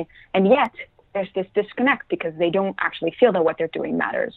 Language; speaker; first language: English; non-native, fluent; French